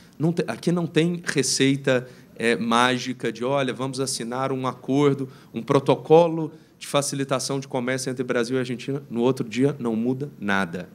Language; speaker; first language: Portuguese; native; Portuguese